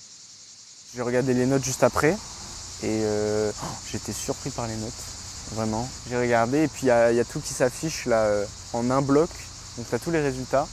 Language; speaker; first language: French; native; French